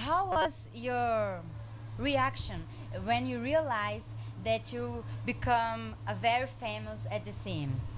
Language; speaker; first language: English; non-native, learner; Portuguese